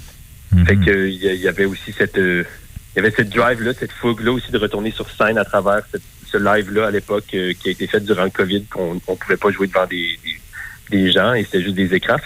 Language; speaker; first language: French; native; French